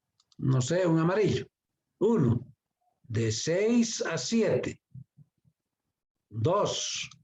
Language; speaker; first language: Spanish; native; Spanish